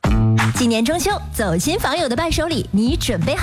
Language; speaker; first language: Chinese; native; Chinese